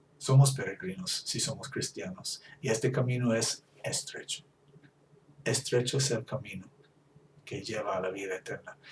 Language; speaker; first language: Spanish; non-native, fluent; English